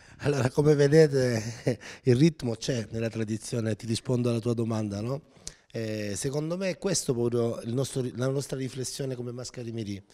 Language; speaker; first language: Italian; native; Italian